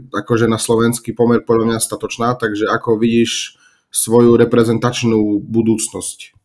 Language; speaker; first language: Slovak; native; Slovak